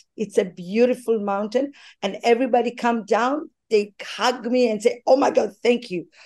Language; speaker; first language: English; non-native, local second language; Swahili